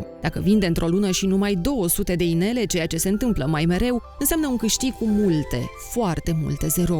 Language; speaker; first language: Romanian; native; Romanian